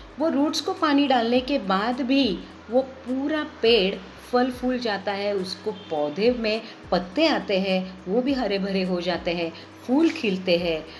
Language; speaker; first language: Hindi; non-native, local second language; Marathi